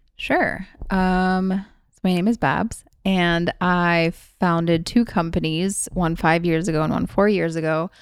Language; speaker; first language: English; early bilingual, other home language; Hungarian